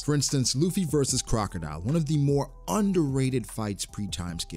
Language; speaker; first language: English; native; English